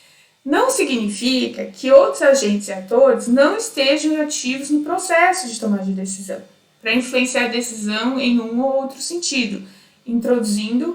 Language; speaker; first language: Portuguese; native; Portuguese